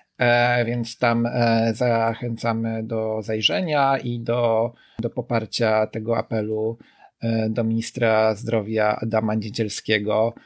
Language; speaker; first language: Polish; native; Polish